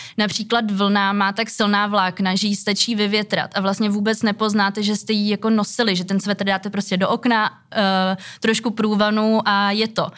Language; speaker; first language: Czech; native; Czech